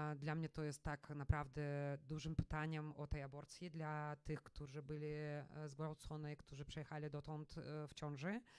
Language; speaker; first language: Polish; non-native, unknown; Russian